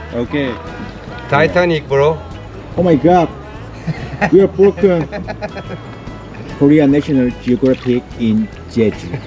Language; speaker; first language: English; non-native, learner; Turkish